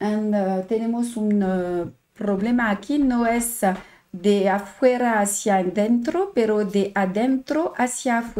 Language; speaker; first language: Spanish; non-native, learner; French